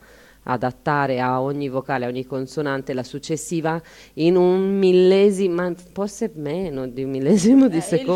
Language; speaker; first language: Italian; native; Italian